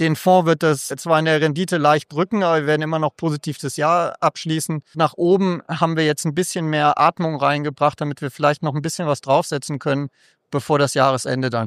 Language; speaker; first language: German; native; German